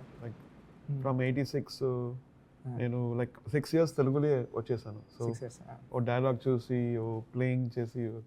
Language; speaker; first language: Telugu; non-native, learner; Tamil